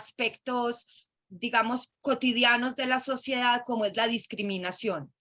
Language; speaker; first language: Spanish; native; Spanish